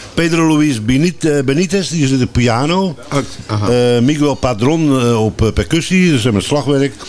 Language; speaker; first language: Dutch; native; Dutch